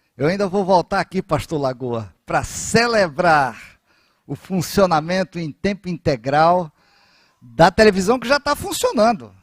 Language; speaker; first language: Portuguese; native; Portuguese